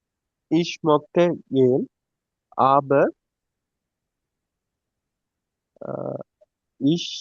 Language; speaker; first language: German; non-native, learner; Tamil